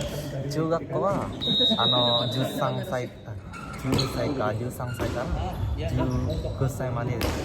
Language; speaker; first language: Japanese; non-native, learner; Indonesian